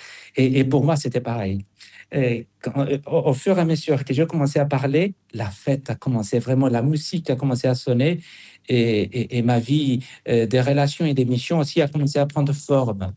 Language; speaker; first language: French; non-native, fluent; Spanish